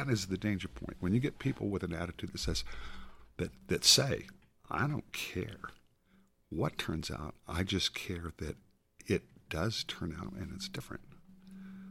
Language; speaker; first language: English; native; English